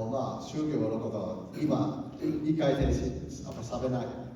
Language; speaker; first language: Japanese; non-native, learner; Cantonese